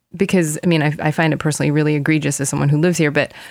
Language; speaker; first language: English; non-native, fluent; Korean